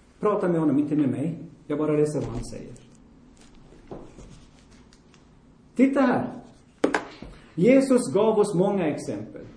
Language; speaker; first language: Swedish; non-native, fluent; Armenian